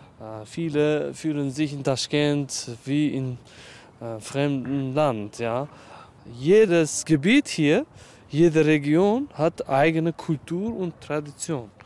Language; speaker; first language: German; non-native, fluent; Uzbek